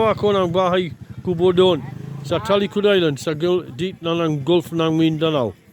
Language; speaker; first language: Filipino; non-native, learner; English